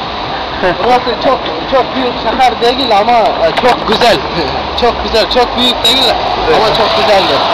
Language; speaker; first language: Turkish; non-native, learner; Kyrgyz